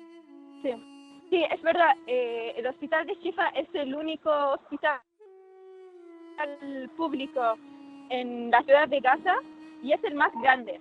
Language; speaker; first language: Spanish; non-native, fluent; Arabic